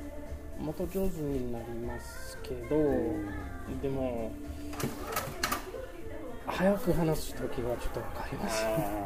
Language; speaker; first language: Japanese; non-native, learner; English